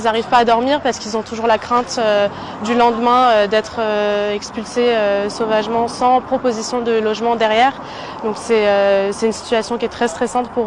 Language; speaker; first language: French; native; French